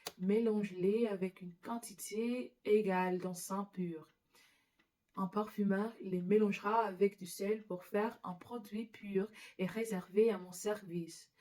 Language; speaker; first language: French; non-native, learner; English